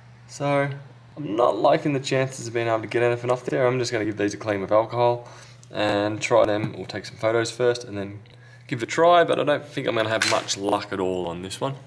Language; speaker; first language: English; native; English